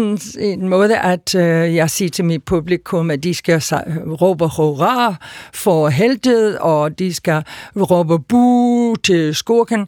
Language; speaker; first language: Danish; non-native, fluent; English